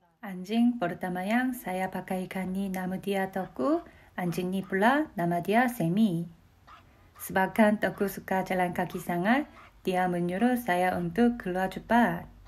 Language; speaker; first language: Malay; non-native, learner; Korean